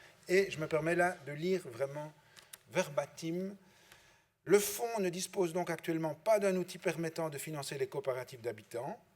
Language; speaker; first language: French; native; French